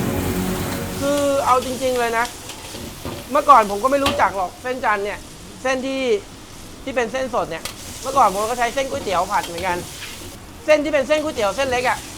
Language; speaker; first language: Thai; native; Thai